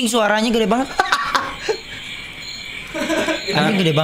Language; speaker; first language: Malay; non-native, local second language; Sundanese